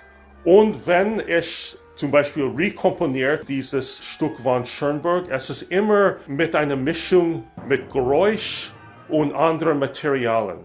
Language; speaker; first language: German; non-native, learner; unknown